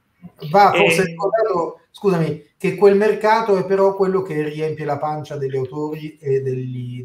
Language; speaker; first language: Italian; native; Italian